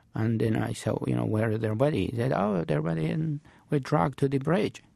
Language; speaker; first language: English; non-native, fluent; Arabic